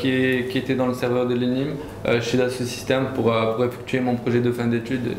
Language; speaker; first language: French; non-native, local second language; Arabic